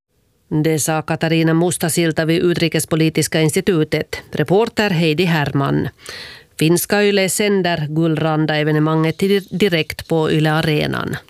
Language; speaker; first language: Swedish; native; Swedish